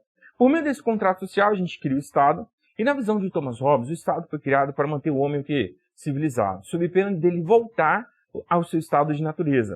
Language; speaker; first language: Portuguese; native; Portuguese